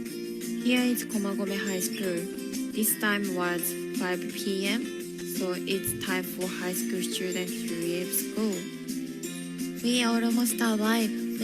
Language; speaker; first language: English; non-native, learner; Japanese